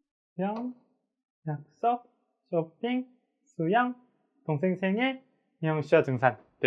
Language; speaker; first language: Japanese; non-native, fluent; Korean